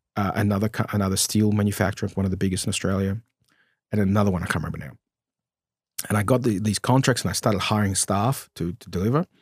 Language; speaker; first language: English; early bilingual, other home language; Romanian